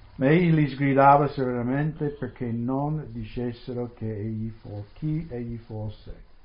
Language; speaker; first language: Italian; non-native, fluent; English